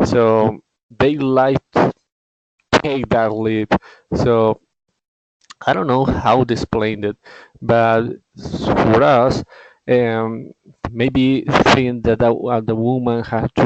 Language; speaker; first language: English; non-native, learner; Spanish